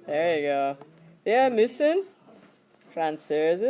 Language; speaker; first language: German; non-native, fluent; English